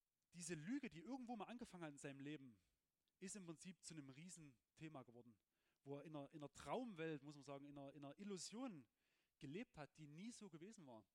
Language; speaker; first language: German; native; German